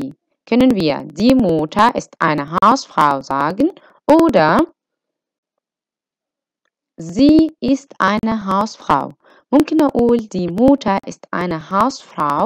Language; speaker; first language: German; non-native, fluent; Arabic